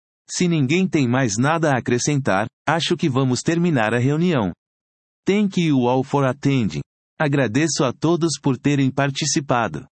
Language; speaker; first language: Portuguese; native; Portuguese